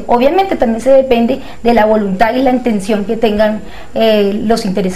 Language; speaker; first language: Spanish; native; Spanish